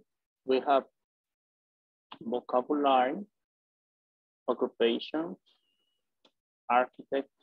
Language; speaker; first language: English; non-native, fluent; Spanish